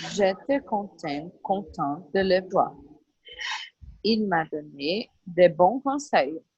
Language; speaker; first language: French; non-native, learner; Portuguese